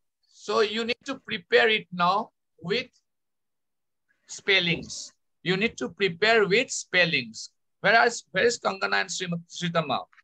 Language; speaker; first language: English; non-native, local second language; Bangla